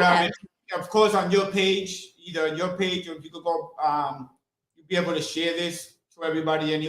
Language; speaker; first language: English; native; English